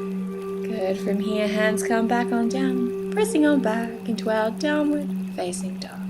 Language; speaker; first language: English; native; English